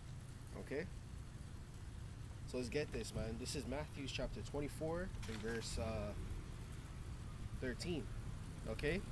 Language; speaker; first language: English; native; English